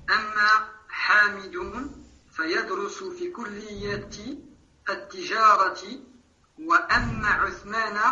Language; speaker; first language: Arabic; non-native, learner; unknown